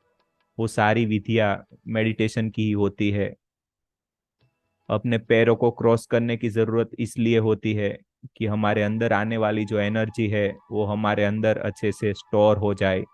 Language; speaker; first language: Hindi; native; Hindi